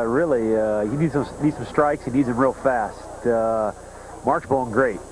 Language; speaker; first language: English; native; English